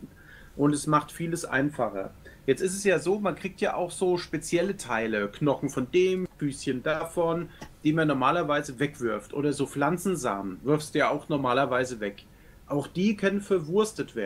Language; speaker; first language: German; native; German